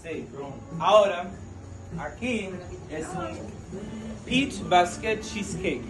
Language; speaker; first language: Spanish; early bilingual, heritage; Spanish